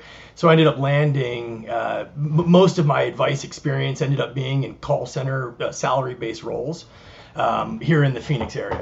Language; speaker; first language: English; native; English